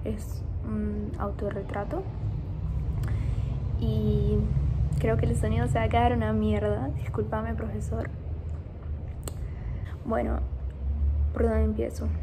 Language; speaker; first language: Spanish; early bilingual, heritage; Portuguese